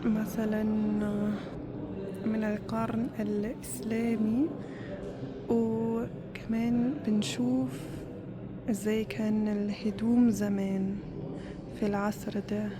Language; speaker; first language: Arabic; non-native, fluent; German